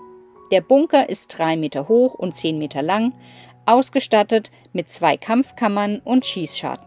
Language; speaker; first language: German; native; German